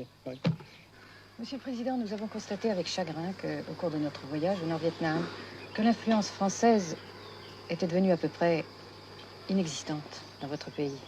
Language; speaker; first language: French; native; French